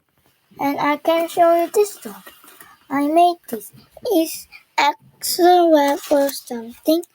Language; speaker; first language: English; non-native, learner; Korean